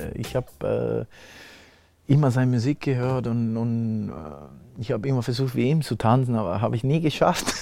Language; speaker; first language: German; non-native, fluent; Spanish